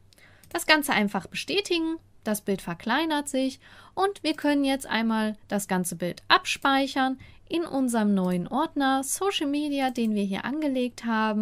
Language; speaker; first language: German; native; German